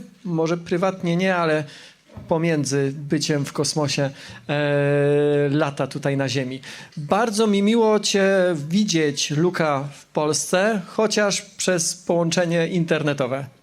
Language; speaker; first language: Polish; native; Polish